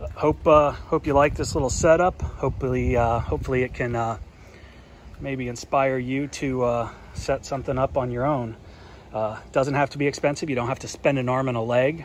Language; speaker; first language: English; native; English